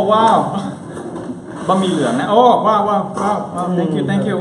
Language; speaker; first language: Thai; early bilingual, other home language; Spanish